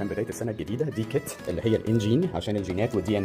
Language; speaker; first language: Arabic; native; Arabic